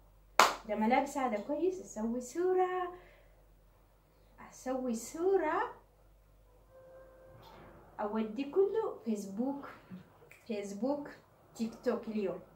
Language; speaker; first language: Arabic; non-native, learner; Oromo